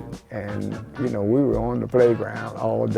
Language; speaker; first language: English; native; English